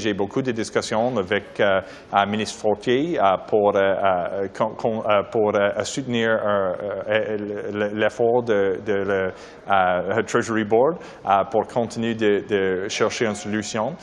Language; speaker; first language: French; non-native, local second language; English